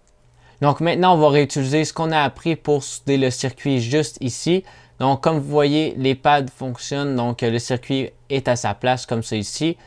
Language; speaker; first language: French; native; French